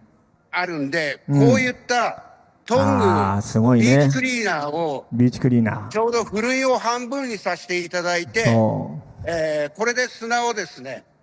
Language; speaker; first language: Japanese; native; Japanese